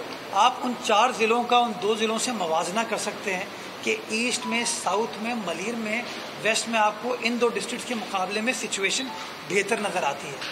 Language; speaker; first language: Urdu; native; Urdu